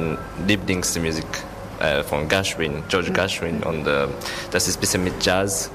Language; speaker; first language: German; non-native, learner; Japanese